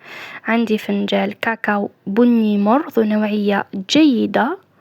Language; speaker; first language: Arabic; native; Arabic